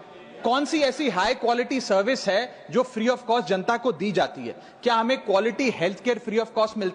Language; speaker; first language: Hindi; native; Hindi